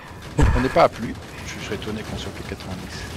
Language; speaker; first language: French; native; French